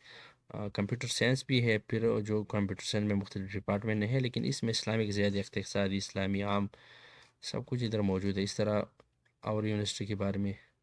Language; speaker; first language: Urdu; non-native, local second language; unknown